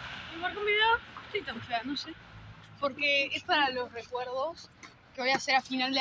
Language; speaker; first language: Spanish; native; Spanish